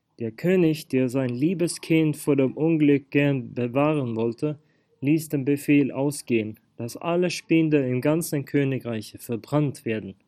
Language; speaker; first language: German; non-native, fluent; Swedish